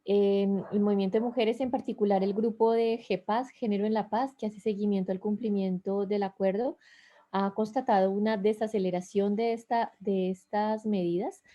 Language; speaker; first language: Spanish; native; Spanish